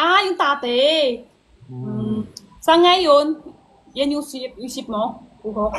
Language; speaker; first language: Filipino; non-native, learner; Chinese